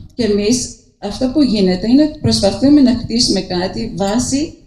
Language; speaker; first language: Greek; early bilingual, heritage; Greek